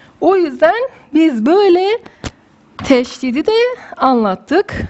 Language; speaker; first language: Turkish; non-native, fluent; Persian